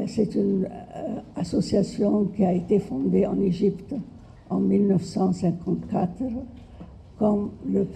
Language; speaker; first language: French; non-native, fluent; Arabic